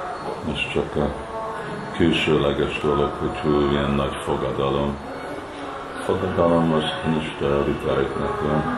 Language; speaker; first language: Hungarian; early bilingual, heritage; Hungarian